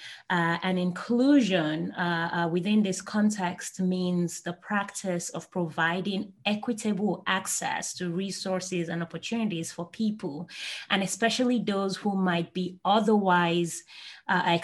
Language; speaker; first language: English; non-native, local second language; Igbo